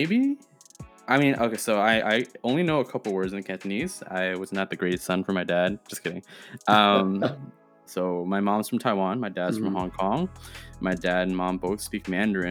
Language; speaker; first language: English; early bilingual, other home language; Chinese